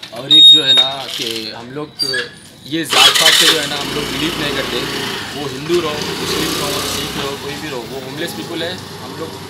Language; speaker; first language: Hindi; non-native, local second language; Urdu